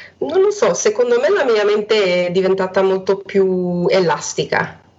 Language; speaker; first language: Italian; non-native, fluent; Hungarian